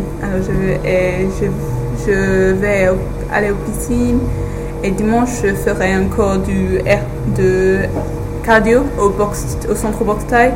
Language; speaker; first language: French; non-native, learner; English